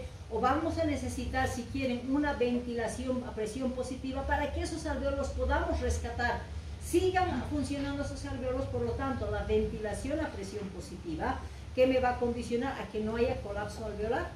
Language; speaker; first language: Spanish; native; Spanish